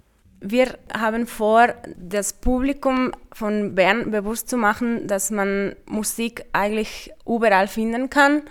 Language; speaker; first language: German; non-native, fluent; Spanish